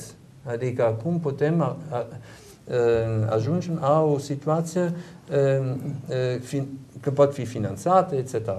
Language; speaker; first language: Romanian; non-native, learner; German